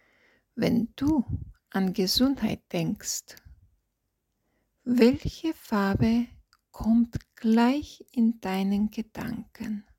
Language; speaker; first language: German; non-native, fluent; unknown